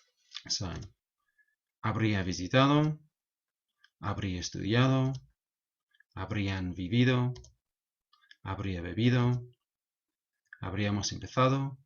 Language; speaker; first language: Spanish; non-native, fluent; English